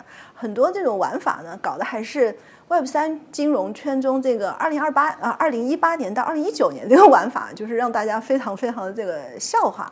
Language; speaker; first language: Chinese; native; Chinese